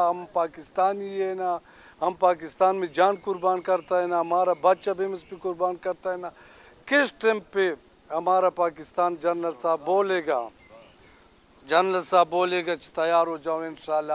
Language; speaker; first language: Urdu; non-native, local second language; Pashto